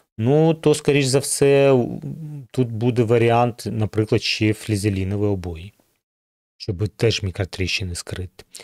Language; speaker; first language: Ukrainian; non-native, local second language; Russian